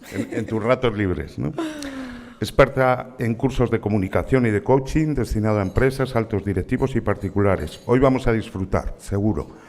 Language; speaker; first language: Spanish; native; Spanish